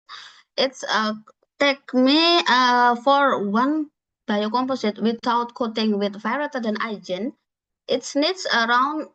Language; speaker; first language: English; non-native, learner; Indonesian